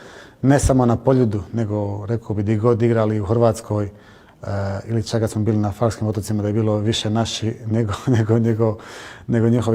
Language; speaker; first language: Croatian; early bilingual, heritage; Croatian